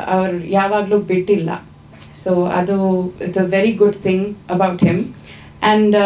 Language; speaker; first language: Kannada; non-native, fluent; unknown